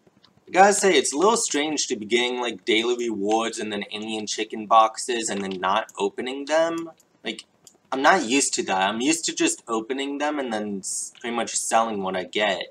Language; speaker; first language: English; native; English